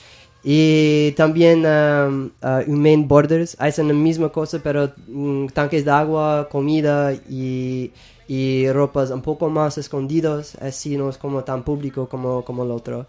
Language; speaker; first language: Spanish; non-native, fluent; English